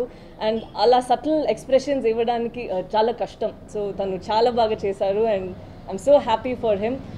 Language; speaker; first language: Telugu; non-native, learner; Tamil